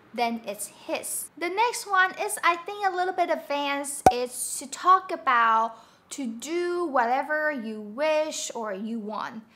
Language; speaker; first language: English; non-native, fluent; Chinese